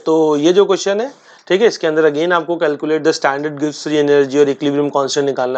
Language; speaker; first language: Hindi; native; Hindi